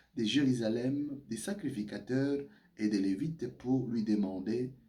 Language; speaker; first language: French; non-native, local second language; Swahili